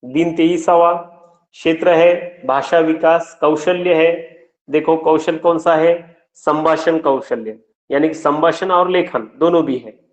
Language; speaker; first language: Hindi; non-native, local second language; Marathi